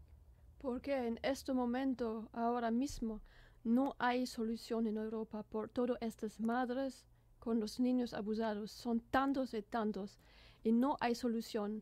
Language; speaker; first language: Spanish; non-native, learner; German